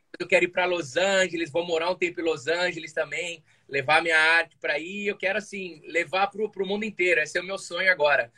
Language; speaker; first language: Portuguese; native; Portuguese